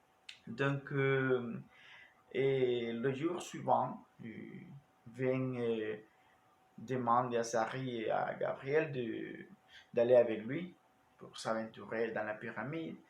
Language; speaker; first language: French; non-native, learner; Spanish